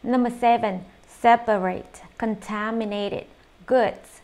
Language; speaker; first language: English; non-native, fluent; Vietnamese